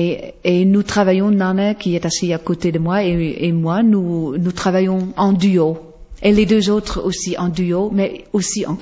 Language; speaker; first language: French; non-native, fluent; Western Frisian